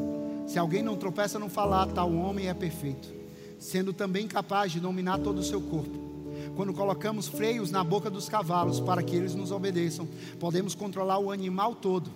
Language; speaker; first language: Portuguese; native; Portuguese